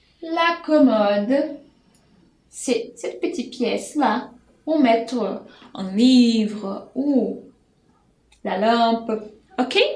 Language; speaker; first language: French; non-native, fluent; Portuguese